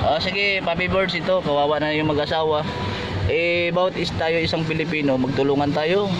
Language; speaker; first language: Filipino; non-native, local second language; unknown